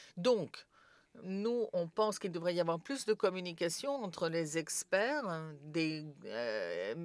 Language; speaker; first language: French; non-native, fluent; Serbian